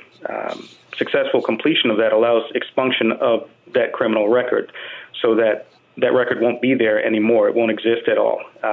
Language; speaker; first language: English; native; English